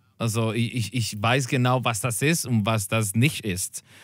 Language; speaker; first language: German; non-native, learner; Spanish